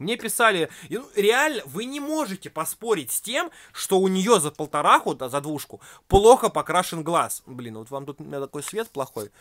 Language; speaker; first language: Russian; native; Russian